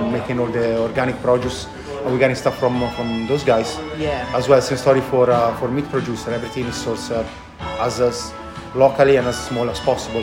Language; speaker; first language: English; non-native, fluent; Italian